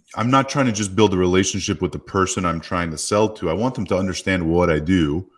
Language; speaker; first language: English; native; English